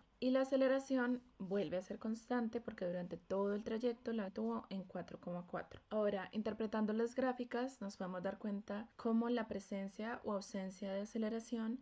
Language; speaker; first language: Spanish; native; Spanish